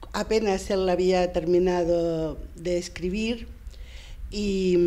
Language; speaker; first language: Spanish; native; Spanish